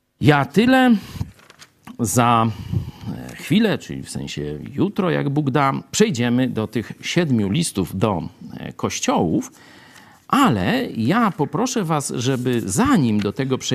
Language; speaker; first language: Polish; native; Polish